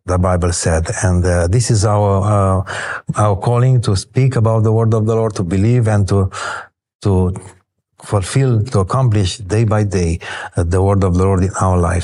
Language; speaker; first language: English; non-native, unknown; Romanian